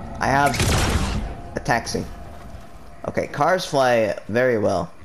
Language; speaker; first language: English; native; English